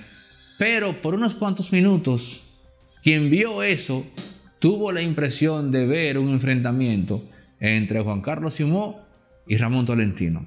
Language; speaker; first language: Spanish; native; Spanish